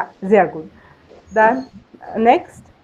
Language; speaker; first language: German; non-native, fluent; Hindi